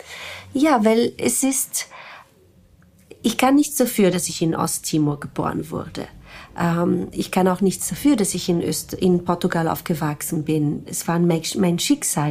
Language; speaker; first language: German; non-native, fluent; Portuguese